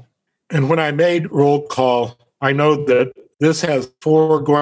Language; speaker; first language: English; native; English